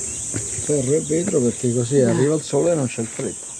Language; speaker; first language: Italian; native; Italian